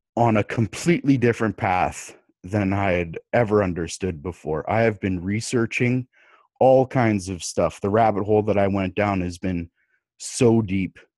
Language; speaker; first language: English; native; English